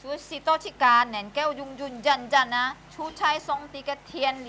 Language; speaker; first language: Chinese; early bilingual, heritage; Hakka Chinese